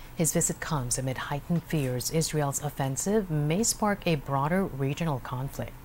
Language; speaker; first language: English; non-native, local second language; Filipino